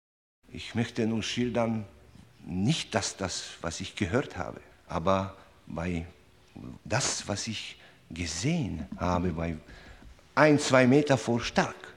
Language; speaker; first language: German; non-native, learner; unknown